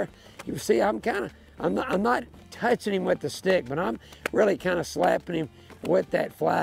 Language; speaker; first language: English; native; English